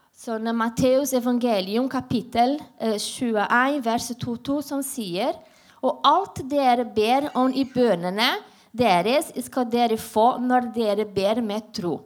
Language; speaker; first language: Norwegian; non-native, learner; Portuguese